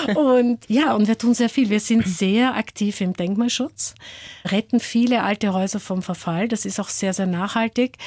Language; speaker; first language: German; native; German